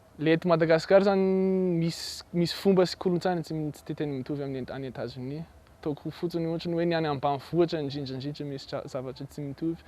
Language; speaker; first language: Malagasy; non-native, fluent; English